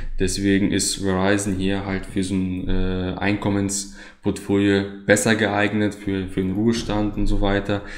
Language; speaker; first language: German; native; German